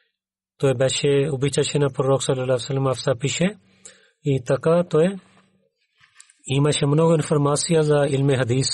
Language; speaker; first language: Bulgarian; non-native, learner; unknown